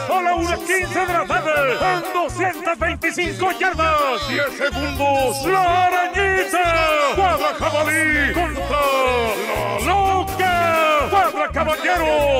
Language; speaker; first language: Spanish; native; Spanish